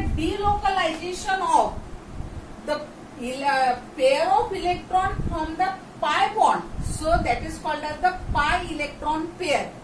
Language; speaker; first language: English; non-native, local second language; Marathi